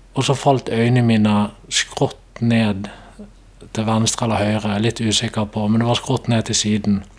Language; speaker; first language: Norwegian; native; Norwegian